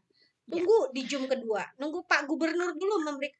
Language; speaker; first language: Indonesian; native; Indonesian